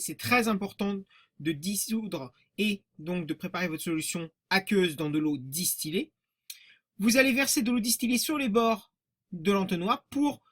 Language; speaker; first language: French; native; French